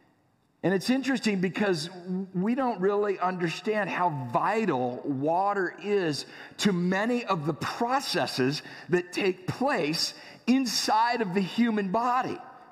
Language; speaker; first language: English; native; English